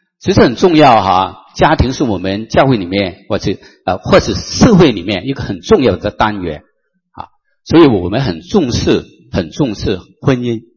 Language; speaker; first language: Chinese; non-native, local second language; Cantonese